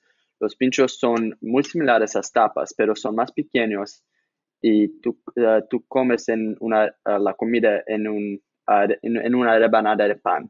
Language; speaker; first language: Spanish; non-native, learner; English